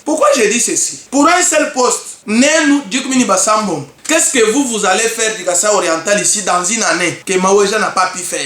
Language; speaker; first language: French; non-native, local second language; Luba-Lulua